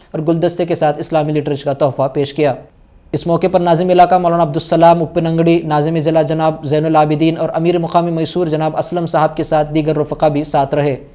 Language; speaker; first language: Urdu; native; Urdu